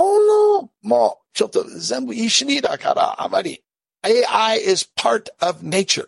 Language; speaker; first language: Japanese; non-native, learner; English